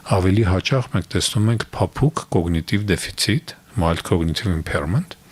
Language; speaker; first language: Armenian; native; Armenian